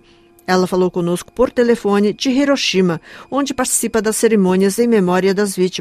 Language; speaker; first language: Portuguese; native; Portuguese